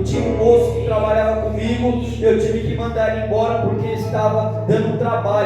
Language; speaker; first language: Portuguese; native; Portuguese